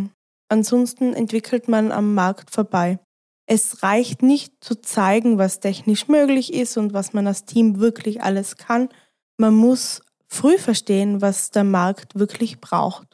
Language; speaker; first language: German; native; German